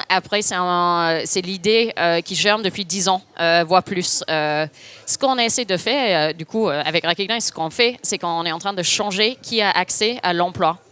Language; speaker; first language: French; non-native, fluent; English